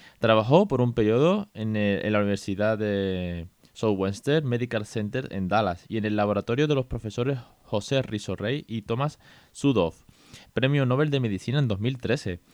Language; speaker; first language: Spanish; native; Spanish